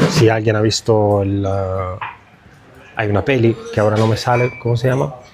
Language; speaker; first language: Spanish; non-native, fluent; Italian